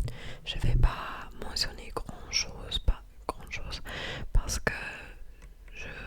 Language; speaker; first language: French; non-native, fluent; English